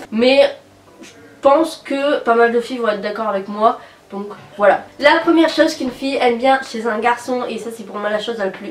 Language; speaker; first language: French; native; French